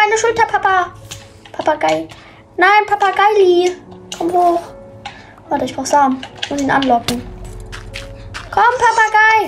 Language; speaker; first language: German; native; German